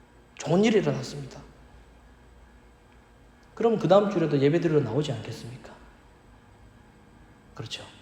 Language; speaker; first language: Korean; native; Korean